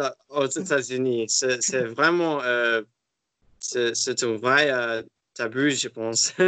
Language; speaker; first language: French; non-native, learner; English